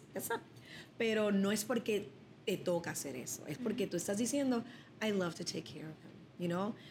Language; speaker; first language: Spanish; early bilingual, other home language; English